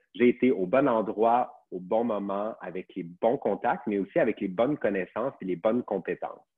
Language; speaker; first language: French; native; French